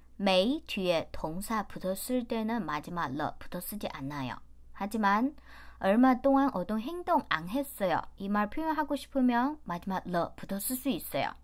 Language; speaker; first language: Korean; non-native, fluent; Chinese